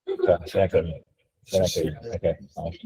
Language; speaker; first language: Chinese; non-native, fluent; English